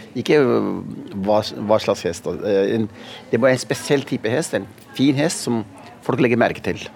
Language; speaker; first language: Norwegian; early bilingual, other home language; Punjabi